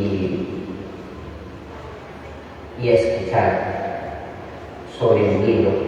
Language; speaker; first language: Spanish; non-native, local second language; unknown